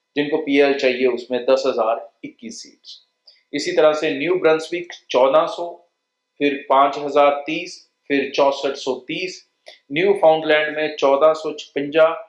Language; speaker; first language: Hindi; non-native, local second language; Punjabi